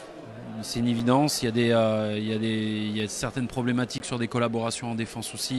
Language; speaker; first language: French; native; French